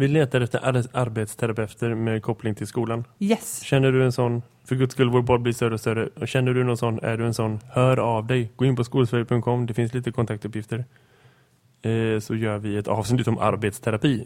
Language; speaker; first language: Swedish; native; Swedish